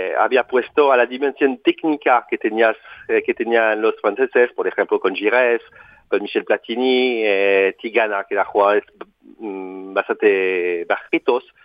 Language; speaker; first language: Spanish; non-native, fluent; French